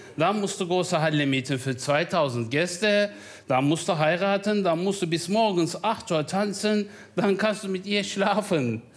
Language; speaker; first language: German; non-native, fluent; Turkish